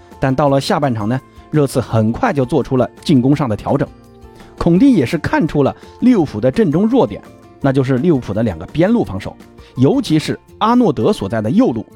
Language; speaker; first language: Chinese; native; Chinese